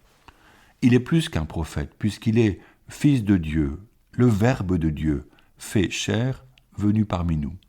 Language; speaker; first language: French; native; French